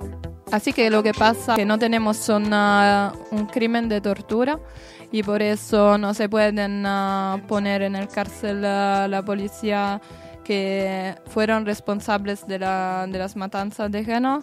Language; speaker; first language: Spanish; non-native, learner; Italian